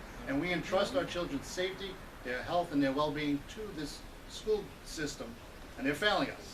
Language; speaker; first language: English; native; English